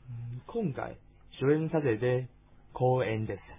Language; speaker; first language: Japanese; non-native, learner; Chinese